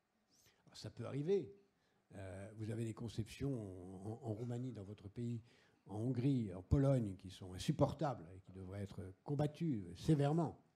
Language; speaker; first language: French; native; French